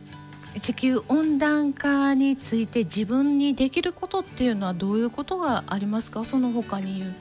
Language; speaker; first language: Japanese; native; Japanese